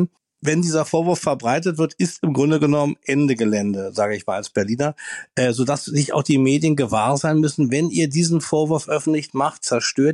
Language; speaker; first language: German; native; German